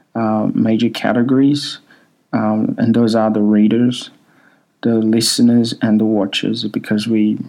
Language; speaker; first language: English; early bilingual, other home language; Swahili